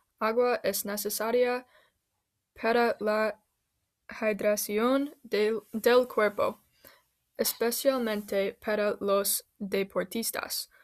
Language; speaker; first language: Spanish; non-native, learner; English